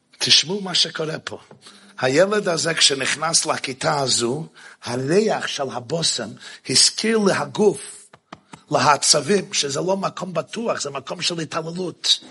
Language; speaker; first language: Hebrew; non-native, fluent; English